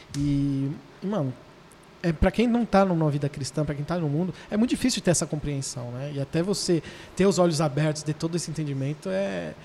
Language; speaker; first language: Portuguese; native; Portuguese